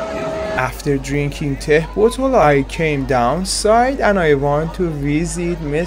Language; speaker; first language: English; non-native, learner; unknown